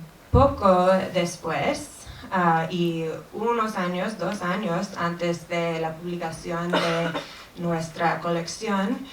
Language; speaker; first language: Spanish; non-native, fluent; English